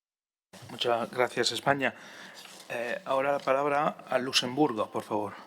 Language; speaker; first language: Spanish; non-native, fluent; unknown